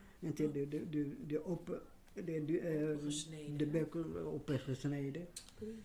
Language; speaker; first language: Dutch; non-native, learner; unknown